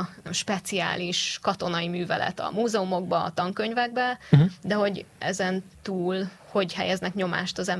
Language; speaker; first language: Hungarian; native; Hungarian